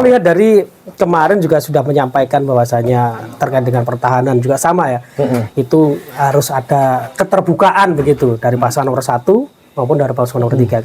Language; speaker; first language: Indonesian; non-native, local second language; Javanese